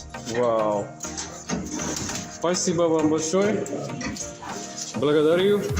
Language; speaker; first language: Russian; non-native, learner; Hindi